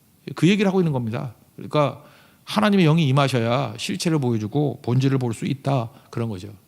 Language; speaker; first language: Korean; native; Korean